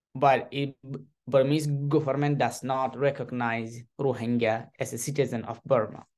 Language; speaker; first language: English; non-native, fluent; Burmese